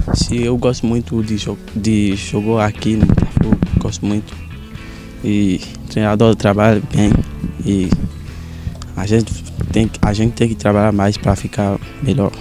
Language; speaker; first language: Portuguese; non-native, learner; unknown